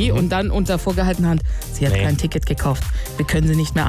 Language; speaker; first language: German; native; German